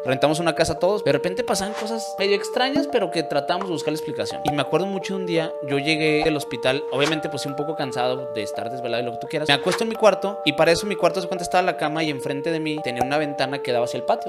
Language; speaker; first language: Spanish; native; Spanish